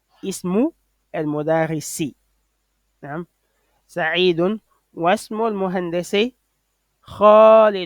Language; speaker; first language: Arabic; non-native, fluent; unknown